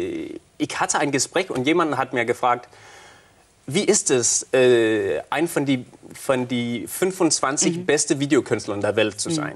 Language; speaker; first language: German; non-native, fluent; Danish